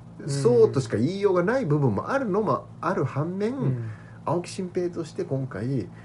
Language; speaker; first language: Japanese; native; Japanese